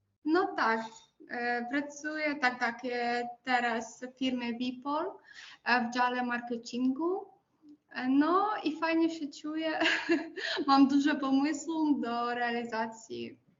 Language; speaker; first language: Polish; non-native, fluent; Ukrainian